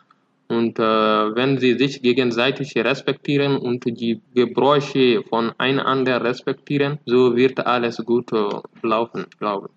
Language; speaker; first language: German; non-native, fluent; Fula